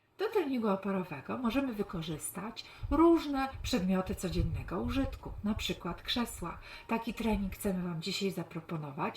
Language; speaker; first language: Polish; native; Polish